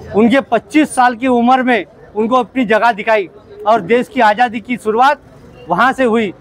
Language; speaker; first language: Hindi; non-native, local second language; Marathi